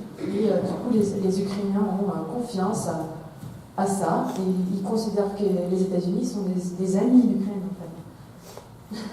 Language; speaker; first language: French; non-native, fluent; Russian